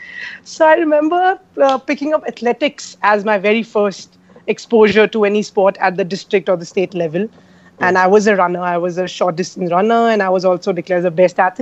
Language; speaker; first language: English; non-native, local second language; Hindi